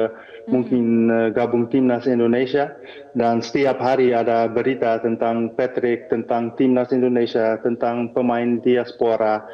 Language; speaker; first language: Indonesian; non-native, fluent; Dutch